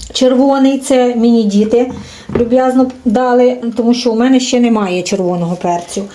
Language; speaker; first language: Ukrainian; native; Ukrainian